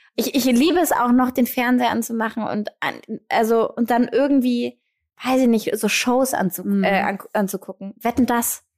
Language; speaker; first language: German; early bilingual, other home language; Greek